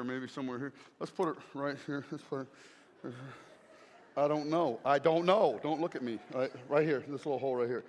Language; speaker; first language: English; native; English